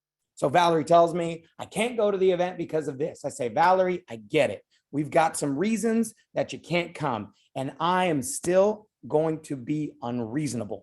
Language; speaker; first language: English; native; English